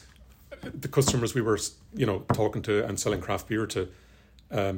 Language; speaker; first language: English; native; English